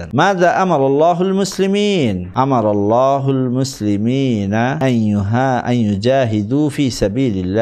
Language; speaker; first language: Arabic; non-native, fluent; Bangla